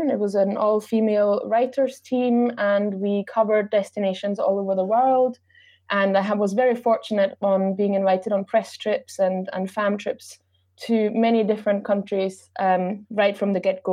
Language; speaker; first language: English; non-native, fluent; German